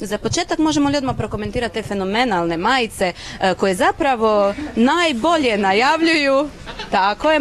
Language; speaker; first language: Croatian; native; Croatian